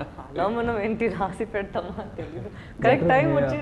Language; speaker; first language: Telugu; non-native, local second language; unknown